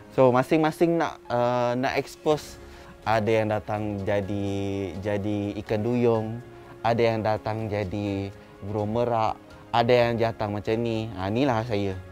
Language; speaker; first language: Malay; non-native, local second language; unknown